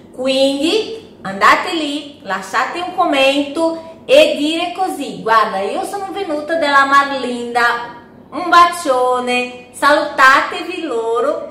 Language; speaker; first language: Italian; non-native, fluent; Portuguese